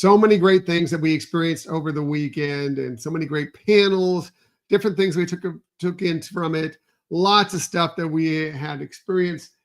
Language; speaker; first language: English; native; English